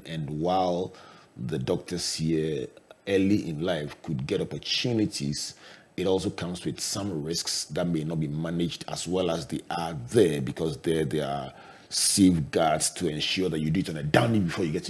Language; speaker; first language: English; non-native, local second language; Akan